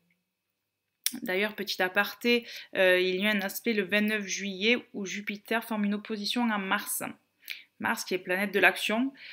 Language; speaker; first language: French; native; French